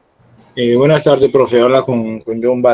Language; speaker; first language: Spanish; native; Spanish